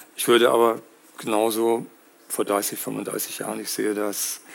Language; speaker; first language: German; native; German